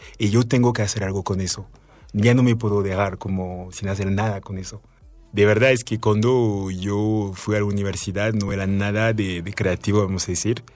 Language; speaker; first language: Spanish; non-native, fluent; French